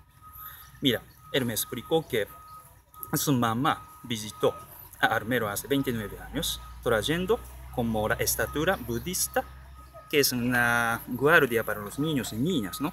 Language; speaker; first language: Spanish; non-native, learner; Japanese